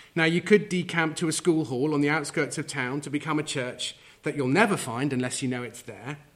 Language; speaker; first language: English; native; English